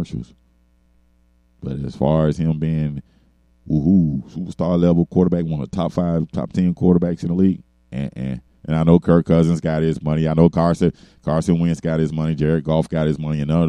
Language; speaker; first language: English; native; English